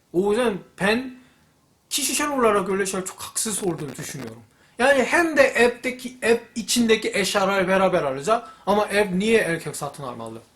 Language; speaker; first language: Turkish; non-native, fluent; Korean